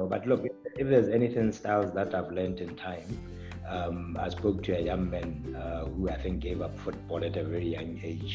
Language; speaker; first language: English; non-native, local second language; Tswana